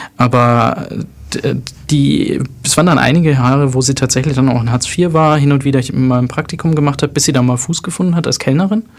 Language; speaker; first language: German; native; German